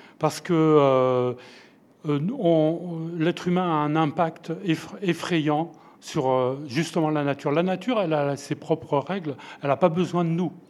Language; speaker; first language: French; native; French